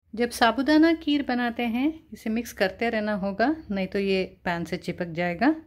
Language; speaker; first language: Hindi; non-native, local second language; Kannada